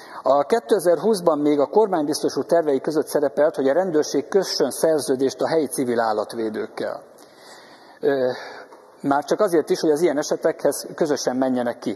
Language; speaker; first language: Hungarian; native; Hungarian